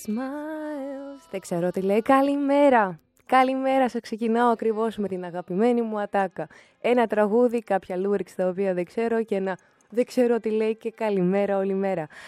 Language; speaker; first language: Greek; early bilingual, other home language; Russian